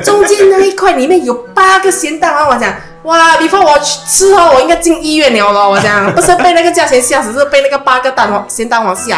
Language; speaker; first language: Chinese; native; Chinese